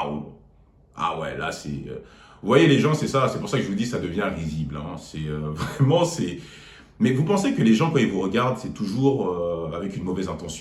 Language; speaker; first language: French; native; French